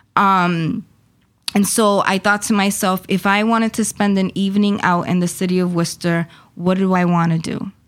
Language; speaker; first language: English; early bilingual, other home language; Spanish